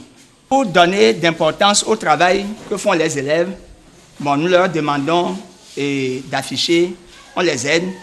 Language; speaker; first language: French; native; French